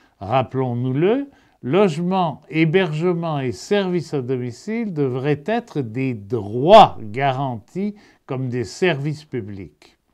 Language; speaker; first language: French; native; French